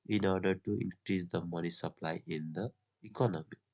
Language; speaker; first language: English; non-native, local second language; Nepali